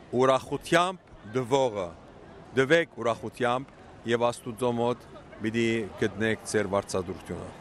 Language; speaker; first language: Armenian; early bilingual, heritage; Armenian